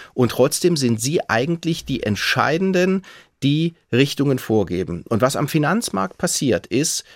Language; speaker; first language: German; native; German